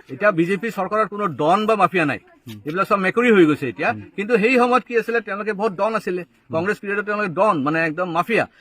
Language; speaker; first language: Assamese; non-native, local second language; Bangla